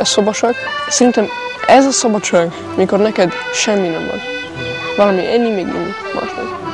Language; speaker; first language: Hungarian; non-native, learner; German